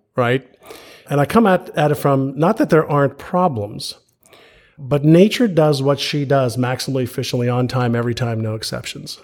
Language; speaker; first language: English; early bilingual, other home language; Hebrew